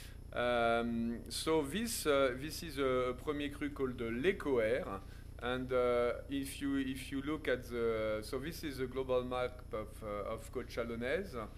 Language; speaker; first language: English; non-native, fluent; French